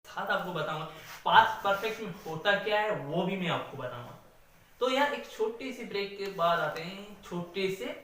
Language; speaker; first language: Urdu; native; Urdu